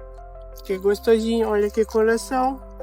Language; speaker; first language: Portuguese; non-native, learner; Russian